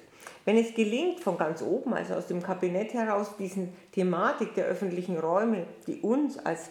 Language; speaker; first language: German; native; German